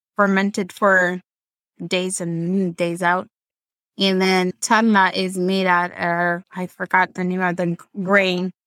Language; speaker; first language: English; non-native, fluent; Amharic